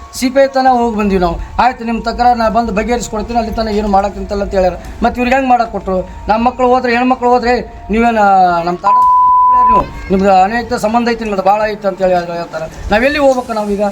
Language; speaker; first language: Kannada; non-native, local second language; Lambadi